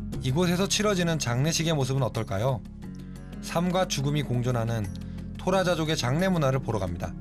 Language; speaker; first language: Korean; native; Korean